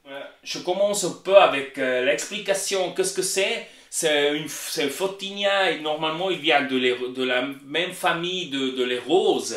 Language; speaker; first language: French; non-native, learner; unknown